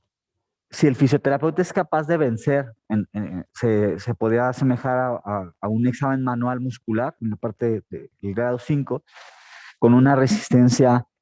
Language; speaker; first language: Spanish; native; Spanish